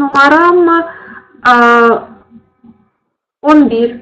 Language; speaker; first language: Turkish; non-native, learner; Russian